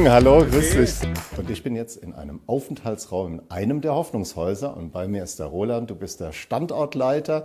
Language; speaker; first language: German; native; German